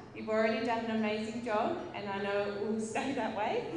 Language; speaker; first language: English; native; English